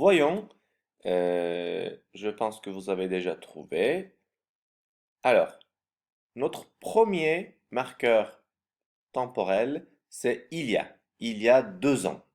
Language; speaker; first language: French; non-native, fluent; Turkish